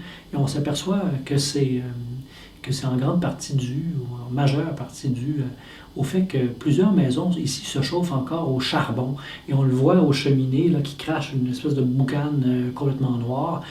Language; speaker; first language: French; native; French